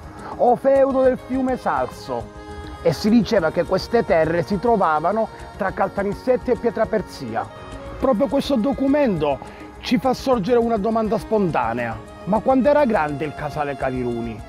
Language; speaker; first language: Italian; native; Italian